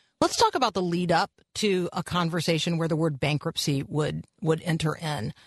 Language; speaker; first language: English; native; English